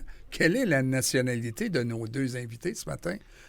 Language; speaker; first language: French; native; French